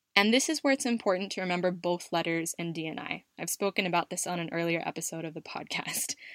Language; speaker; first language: English; native; English